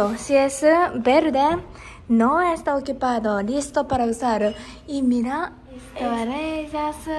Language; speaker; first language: Spanish; non-native, fluent; Japanese